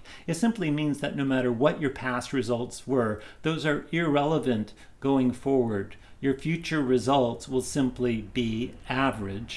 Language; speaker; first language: English; native; English